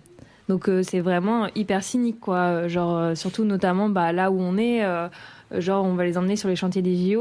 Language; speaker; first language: French; native; French